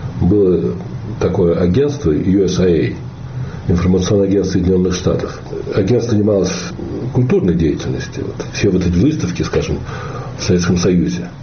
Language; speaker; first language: Russian; native; Russian